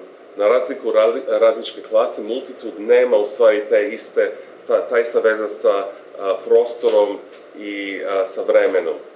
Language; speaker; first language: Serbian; non-native, fluent; English